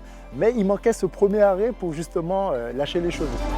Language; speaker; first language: French; native; French